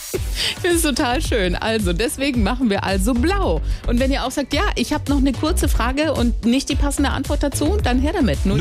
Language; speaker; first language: German; native; German